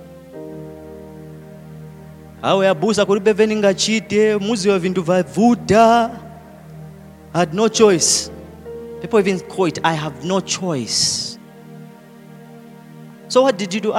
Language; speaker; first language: English; non-native, local second language; Nyanja